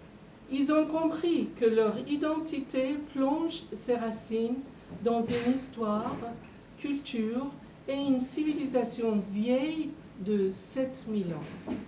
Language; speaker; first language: French; non-native, fluent; Persian